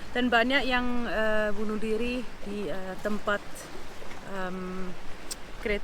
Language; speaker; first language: Indonesian; early bilingual, heritage; Indonesian